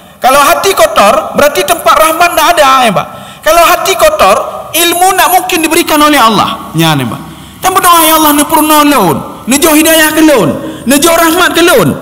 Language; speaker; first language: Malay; non-native, local second language; Achinese